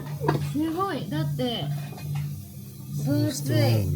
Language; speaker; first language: Japanese; native; Japanese